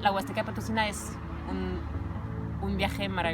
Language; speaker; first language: Spanish; non-native, fluent; French